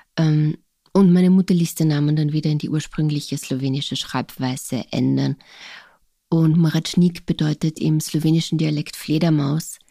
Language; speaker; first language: German; non-native, local second language; Slovenian